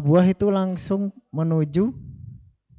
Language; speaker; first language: Indonesian; native; Indonesian